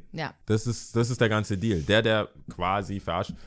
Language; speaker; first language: German; native; German